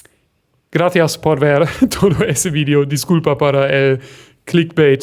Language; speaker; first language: Spanish; non-native, fluent; German